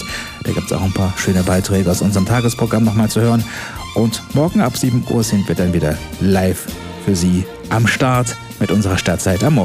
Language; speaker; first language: German; native; German